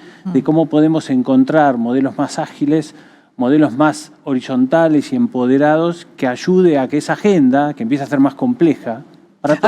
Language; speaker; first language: Spanish; native; Spanish